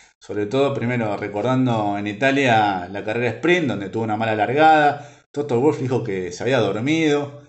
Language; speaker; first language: Spanish; native; Spanish